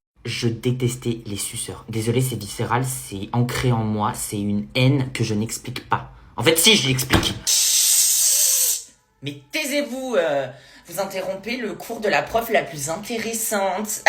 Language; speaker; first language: French; native; French